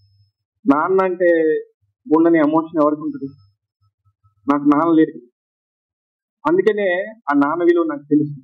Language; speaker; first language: Telugu; native; Telugu